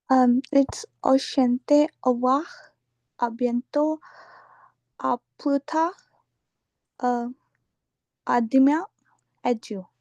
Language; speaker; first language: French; non-native, learner; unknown